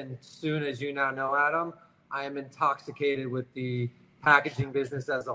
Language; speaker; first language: English; native; English